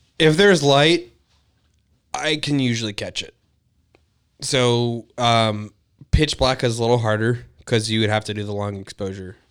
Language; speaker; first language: English; native; English